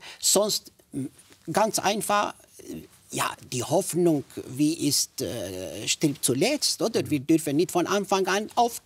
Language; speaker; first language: German; non-native, fluent; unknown